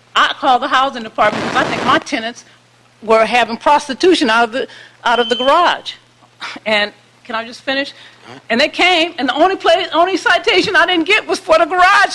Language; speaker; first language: English; native; English